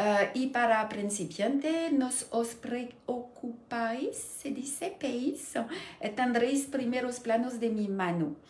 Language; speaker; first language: Spanish; non-native, learner; French